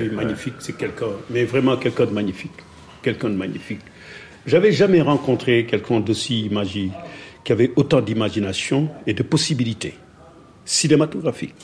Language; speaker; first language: French; non-native, local second language; Wolof